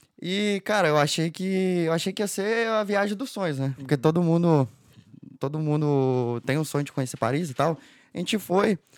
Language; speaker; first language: Portuguese; native; Portuguese